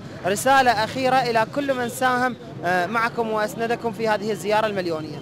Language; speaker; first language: Arabic; native; Arabic